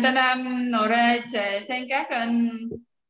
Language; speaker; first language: Korean; non-native, learner; Vietnamese